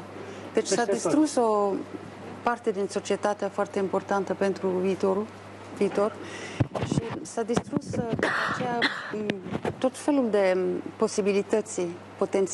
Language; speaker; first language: Romanian; non-native, fluent; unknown